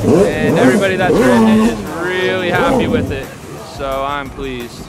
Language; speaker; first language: English; native; English